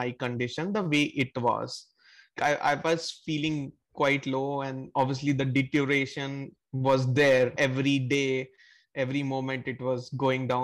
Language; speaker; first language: English; non-native, local second language; Hindi